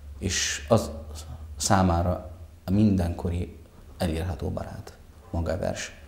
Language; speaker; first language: Hungarian; non-native, fluent; Arabic